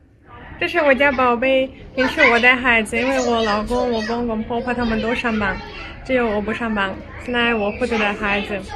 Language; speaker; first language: Chinese; non-native, fluent; Russian